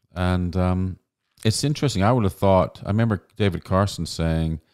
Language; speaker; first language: English; native; English